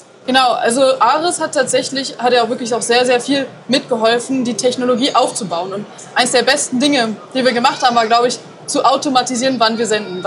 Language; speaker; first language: German; native; German